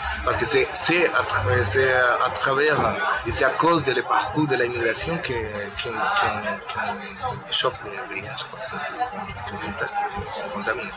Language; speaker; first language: French; non-native, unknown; Spanish